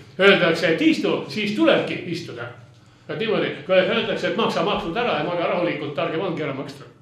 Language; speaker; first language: Estonian; non-native, local second language; Russian